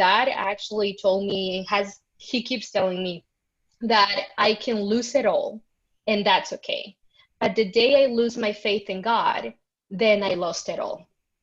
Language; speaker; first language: English; non-native, fluent; Spanish